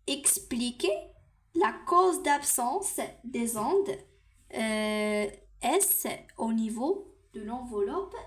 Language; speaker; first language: French; non-native, local second language; Arabic